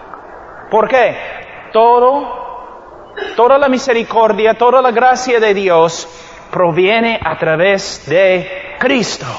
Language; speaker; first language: Spanish; non-native, fluent; English